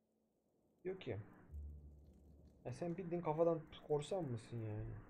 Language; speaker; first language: Turkish; native; Turkish